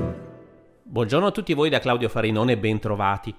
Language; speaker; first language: Italian; native; Italian